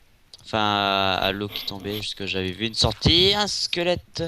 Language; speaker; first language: French; native; French